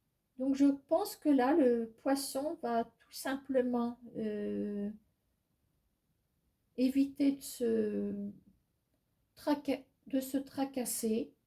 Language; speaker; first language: French; native; French